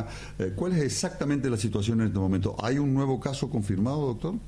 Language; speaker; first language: Spanish; native; Spanish